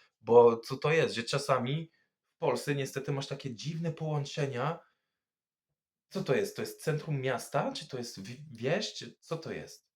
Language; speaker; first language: Polish; non-native, fluent; French